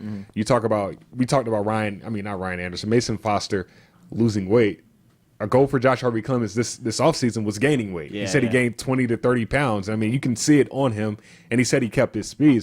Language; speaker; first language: English; native; English